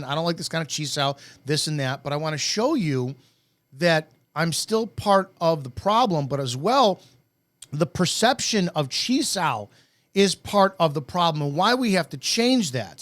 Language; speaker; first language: English; native; English